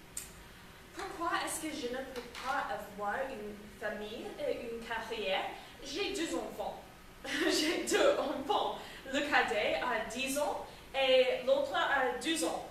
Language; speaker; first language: French; non-native, learner; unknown